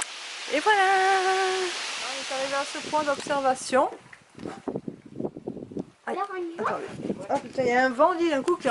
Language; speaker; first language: French; native; French